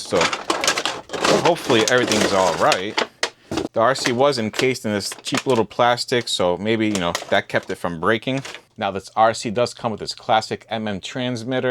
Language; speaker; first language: English; native; English